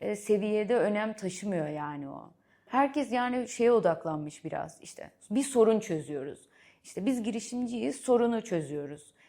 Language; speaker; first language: Turkish; early bilingual, heritage; Turkish